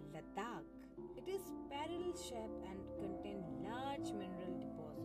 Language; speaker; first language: English; non-native, local second language; Ladakhi